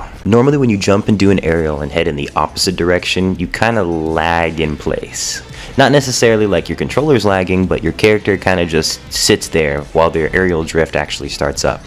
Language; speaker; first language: English; native; English